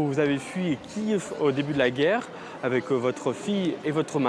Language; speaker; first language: French; native; French